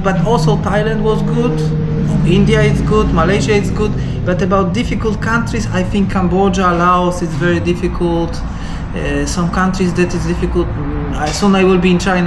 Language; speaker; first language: English; non-native, learner; Polish